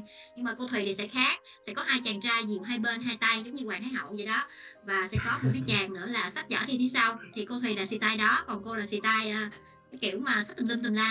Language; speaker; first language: Vietnamese; native; Vietnamese